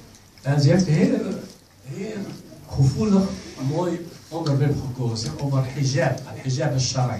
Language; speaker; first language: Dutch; non-native, fluent; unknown